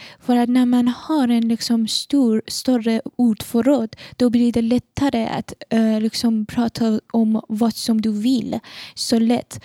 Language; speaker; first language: Swedish; non-native, fluent; Persian